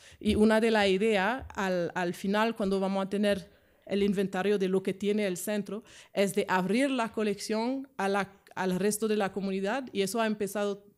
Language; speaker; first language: Spanish; non-native, fluent; French